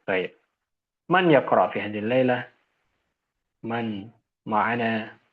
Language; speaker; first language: Arabic; non-native, fluent; Indonesian